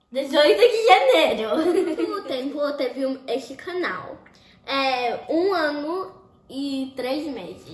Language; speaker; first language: Portuguese; early bilingual, heritage; Portuguese